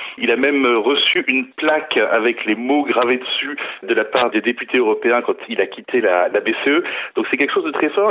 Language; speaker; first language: French; native; French